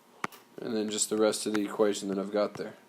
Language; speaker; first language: English; native; English